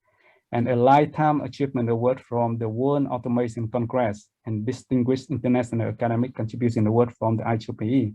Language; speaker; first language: English; non-native, fluent; Vietnamese